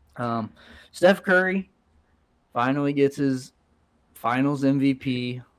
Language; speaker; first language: English; native; English